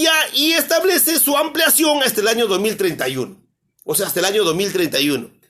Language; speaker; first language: Spanish; native; Spanish